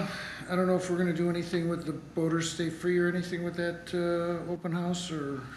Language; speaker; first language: English; native; English